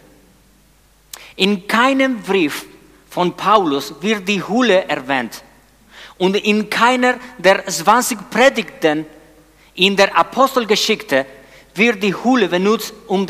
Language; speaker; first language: German; non-native, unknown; Spanish